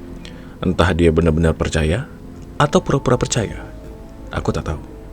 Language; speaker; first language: Indonesian; native; Indonesian